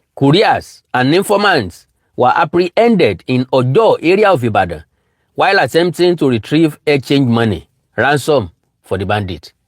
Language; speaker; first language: English; non-native, local second language; Yoruba